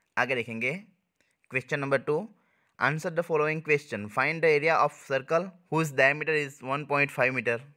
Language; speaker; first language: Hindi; non-native, local second language; Gujarati